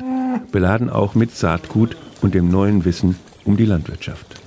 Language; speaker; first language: German; native; German